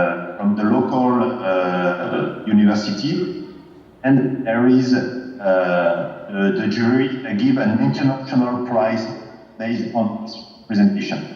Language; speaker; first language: English; non-native, fluent; French